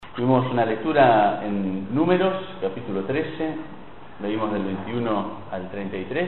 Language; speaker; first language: Spanish; native; Spanish